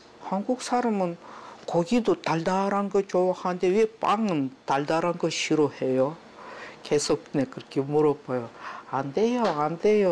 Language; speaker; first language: Korean; non-native, learner; Russian